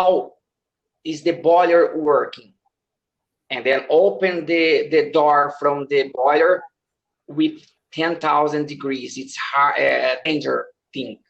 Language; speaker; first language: English; non-native, learner; Portuguese